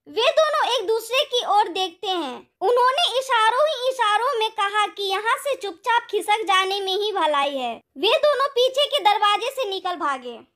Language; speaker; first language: Hindi; native; Hindi